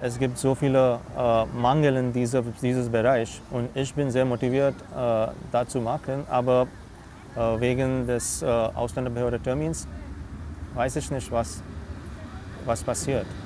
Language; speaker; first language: German; non-native, fluent; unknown